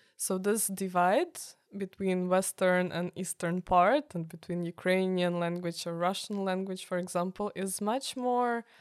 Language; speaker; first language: English; non-native, fluent; Ukrainian